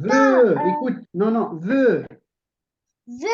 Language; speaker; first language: French; non-native, local second language; Arabic